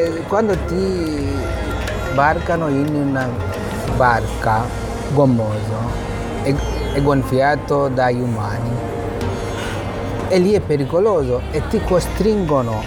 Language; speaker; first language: Italian; non-native, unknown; Bangla